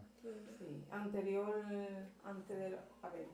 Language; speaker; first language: Spanish; native; Spanish